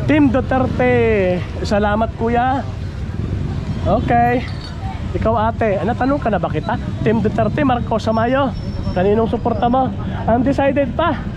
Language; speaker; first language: Filipino; native; Filipino